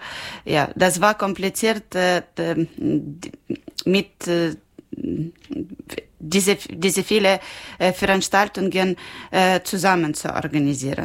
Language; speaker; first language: German; non-native, learner; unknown